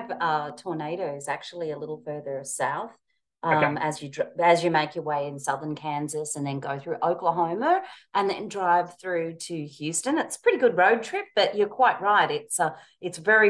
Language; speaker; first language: English; native; English